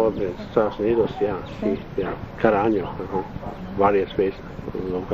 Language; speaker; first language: Spanish; non-native, learner; Italian